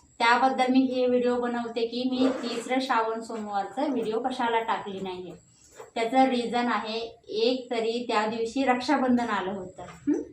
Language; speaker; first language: Marathi; non-native, local second language; Hindi